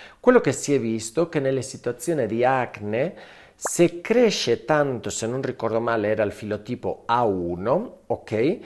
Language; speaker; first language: Italian; non-native, fluent; Spanish